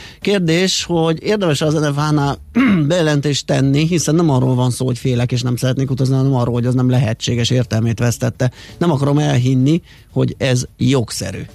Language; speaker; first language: Hungarian; native; Hungarian